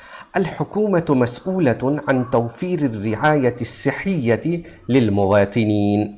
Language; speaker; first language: Arabic; non-native, fluent; Urdu